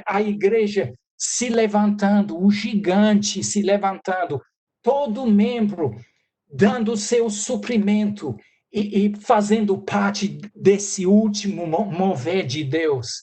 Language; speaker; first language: Portuguese; non-native, fluent; English